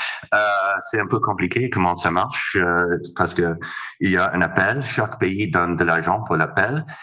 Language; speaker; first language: French; non-native, fluent; English